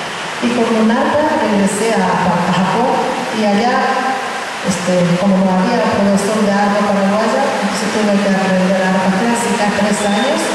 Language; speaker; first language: Spanish; non-native, fluent; Japanese